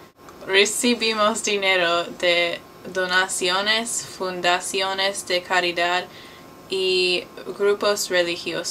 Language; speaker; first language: Spanish; non-native, learner; English